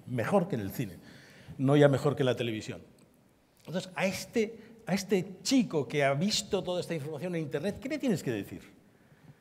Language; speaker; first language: Spanish; native; Spanish